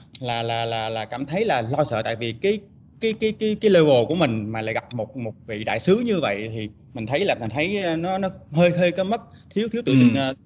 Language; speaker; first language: Vietnamese; native; Vietnamese